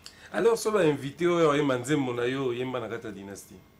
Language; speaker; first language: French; non-native, local second language; Lingala